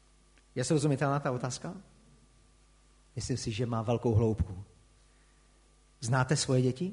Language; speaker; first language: Czech; native; Czech